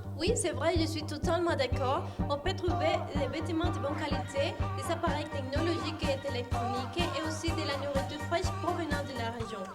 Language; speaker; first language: French; non-native, learner; Spanish